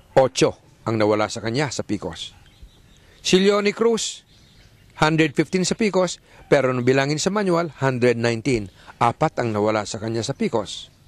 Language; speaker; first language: Filipino; native; Filipino